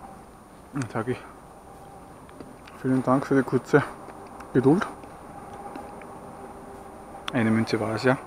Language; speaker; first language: German; native; German